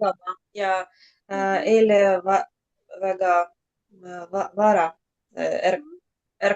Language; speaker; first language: Estonian; non-native, learner; Russian